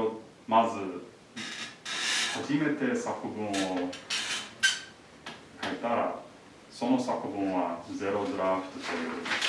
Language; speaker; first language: Japanese; non-native, learner; English